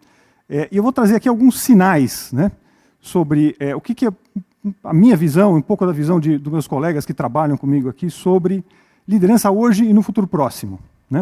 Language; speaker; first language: Portuguese; native; Portuguese